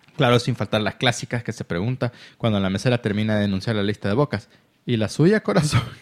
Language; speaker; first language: Spanish; native; Spanish